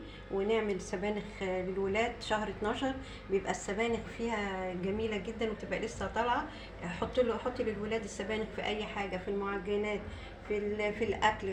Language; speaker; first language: Arabic; native; Arabic